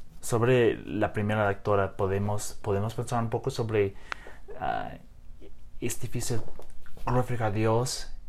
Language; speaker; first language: Spanish; non-native, learner; English